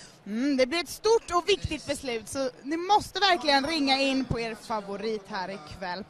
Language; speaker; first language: Swedish; native; Swedish